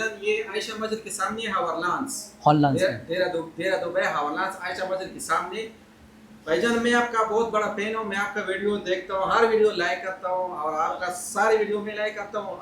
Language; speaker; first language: Hindi; non-native, fluent; Pashto